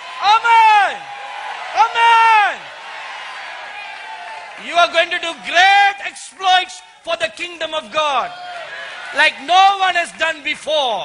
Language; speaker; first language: English; non-native, local second language; Tamil